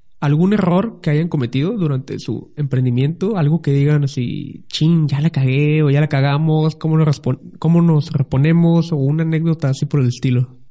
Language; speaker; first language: Spanish; native; Spanish